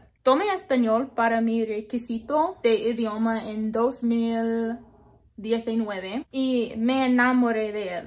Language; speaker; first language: Spanish; non-native, learner; English